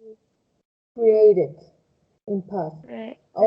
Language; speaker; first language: English; non-native, fluent; Spanish